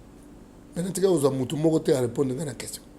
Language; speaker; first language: French; non-native, local second language; Lingala